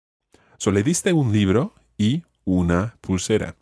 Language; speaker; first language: Spanish; non-native, fluent; English